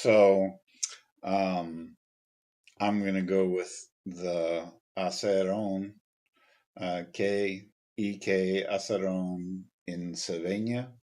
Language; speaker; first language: Spanish; non-native, learner; English